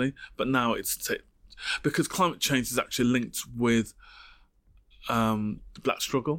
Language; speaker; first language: English; native; English